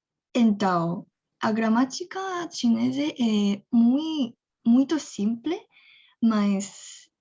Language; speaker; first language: Portuguese; non-native, fluent; Korean